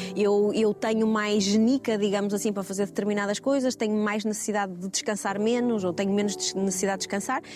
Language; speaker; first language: Portuguese; native; Portuguese